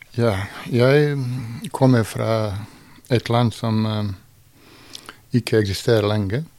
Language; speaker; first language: Norwegian; non-native, fluent; Bosnian